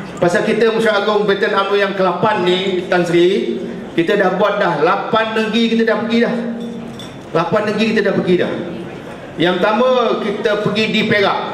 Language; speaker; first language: Malay; native; Malay